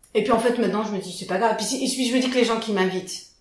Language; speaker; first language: French; native; French